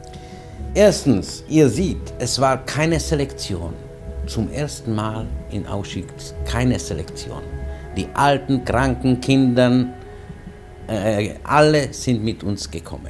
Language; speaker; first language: German; non-native, fluent; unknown